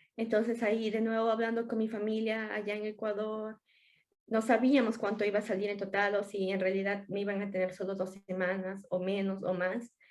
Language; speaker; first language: Spanish; native; Spanish